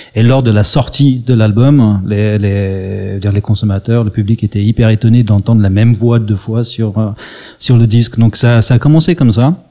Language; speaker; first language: French; early bilingual, other home language; English